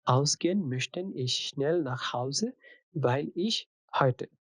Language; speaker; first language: German; non-native, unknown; Bangla